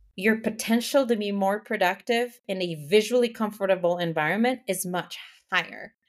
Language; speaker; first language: English; non-native, fluent; Spanish